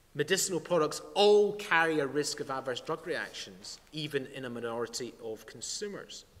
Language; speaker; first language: English; native; English